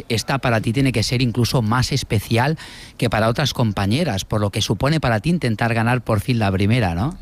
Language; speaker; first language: Spanish; native; Spanish